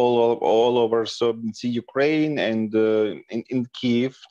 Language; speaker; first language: English; non-native, fluent; Ukrainian